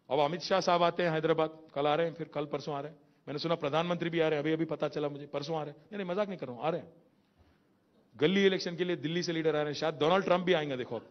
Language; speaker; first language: Hindi; non-native, local second language; Telugu